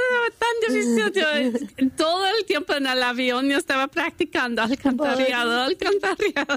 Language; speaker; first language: Spanish; non-native, fluent; English